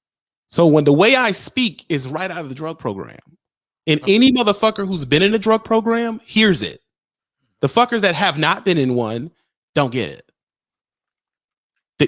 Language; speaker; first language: English; native; English